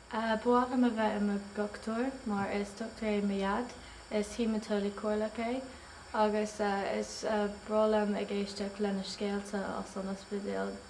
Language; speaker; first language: Irish; non-native, local second language; English